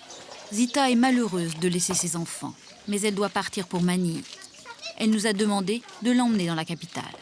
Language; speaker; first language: French; native; French